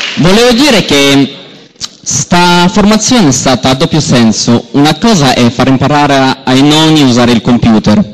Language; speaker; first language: Italian; non-native, learner; Russian